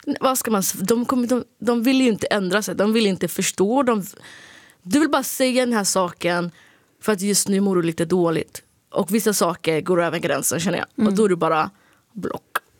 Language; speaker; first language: Swedish; early bilingual, other home language; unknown